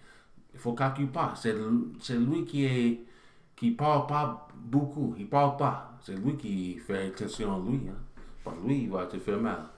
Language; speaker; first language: French; non-native, learner; English